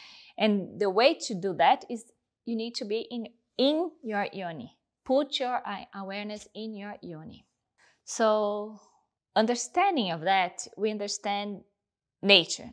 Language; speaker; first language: English; non-native, fluent; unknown